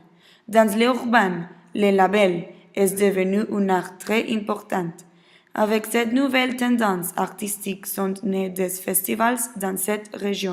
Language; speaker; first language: French; non-native, learner; Spanish